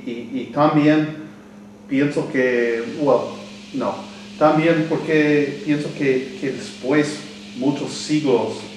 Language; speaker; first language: Spanish; non-native, learner; English